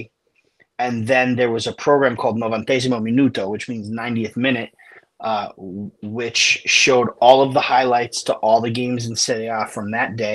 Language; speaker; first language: English; native; English